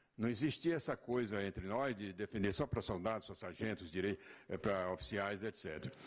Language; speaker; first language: Portuguese; native; Portuguese